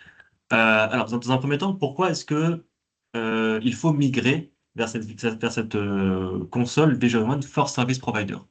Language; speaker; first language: French; native; French